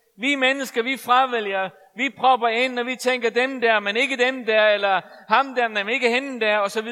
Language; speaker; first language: Danish; non-native, local second language; Faroese